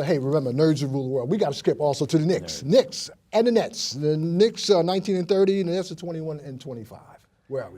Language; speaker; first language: English; native; English